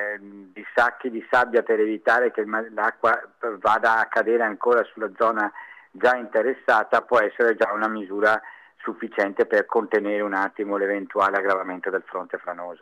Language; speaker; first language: Italian; native; Italian